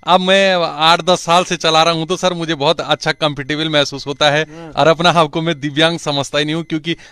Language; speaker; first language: Hindi; non-native, local second language; Garhwali